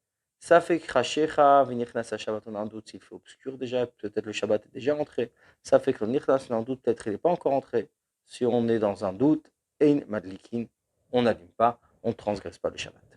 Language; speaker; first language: French; native; French